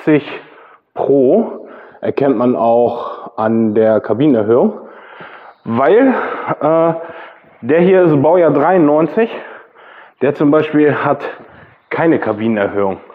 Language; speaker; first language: German; native; German